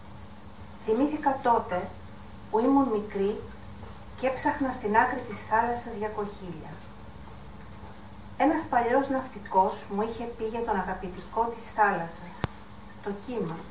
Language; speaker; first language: Greek; native; Greek